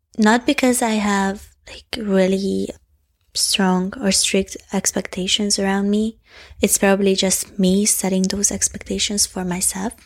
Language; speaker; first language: English; non-native, fluent; Hungarian